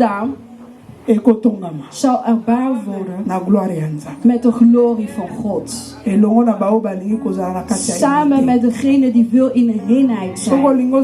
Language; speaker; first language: Dutch; non-native, learner; Lingala